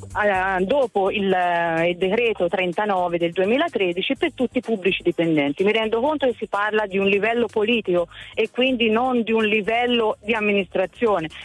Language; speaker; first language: Italian; native; Italian